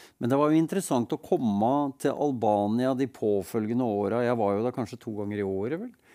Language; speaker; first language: Norwegian; native; Norwegian